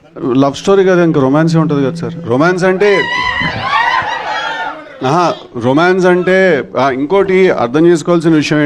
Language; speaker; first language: Telugu; native; Telugu